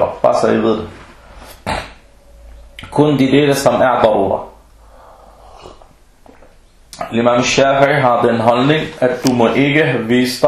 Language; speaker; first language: Danish; early bilingual, other home language; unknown